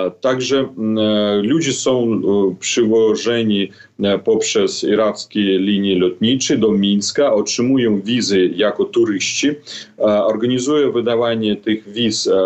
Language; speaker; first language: Polish; non-native, fluent; Belarusian